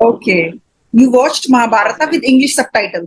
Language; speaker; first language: English; non-native, fluent; Hindi